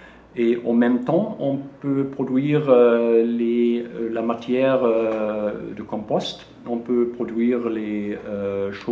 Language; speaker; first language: French; non-native, learner; German